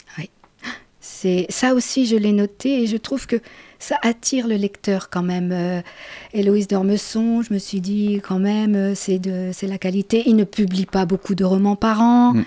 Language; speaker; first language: French; native; French